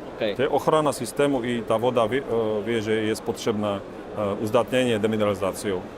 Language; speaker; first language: Polish; non-native, learner; Slovak